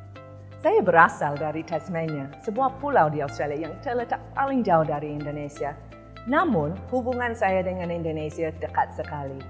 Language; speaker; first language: Indonesian; non-native, fluent; English